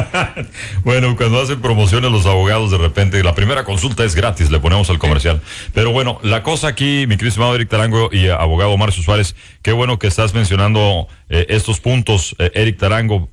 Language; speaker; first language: Spanish; native; Spanish